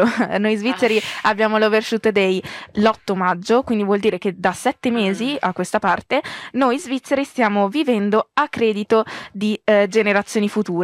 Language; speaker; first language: Italian; native; Italian